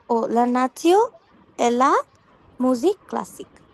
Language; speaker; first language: French; non-native, learner; Bangla